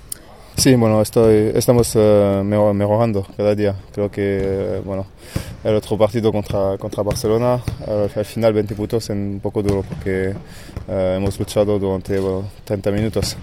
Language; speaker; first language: Spanish; non-native, fluent; French